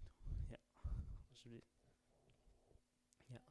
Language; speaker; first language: Dutch; non-native, learner; Arabic